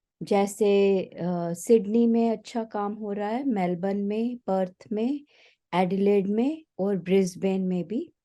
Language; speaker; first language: Hindi; native; Hindi